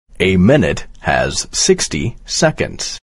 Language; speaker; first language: English; non-native, fluent; Persian